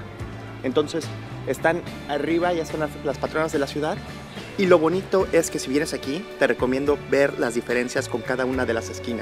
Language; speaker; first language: Spanish; native; Spanish